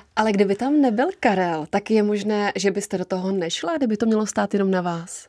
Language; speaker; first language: Czech; native; Czech